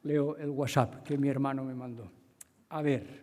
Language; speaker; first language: Spanish; native; Spanish